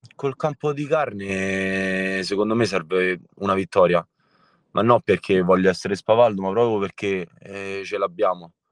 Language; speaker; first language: Italian; native; Italian